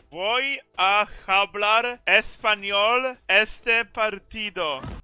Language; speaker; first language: Spanish; non-native, learner; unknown